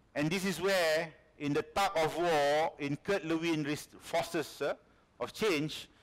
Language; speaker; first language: English; non-native, local second language; Malay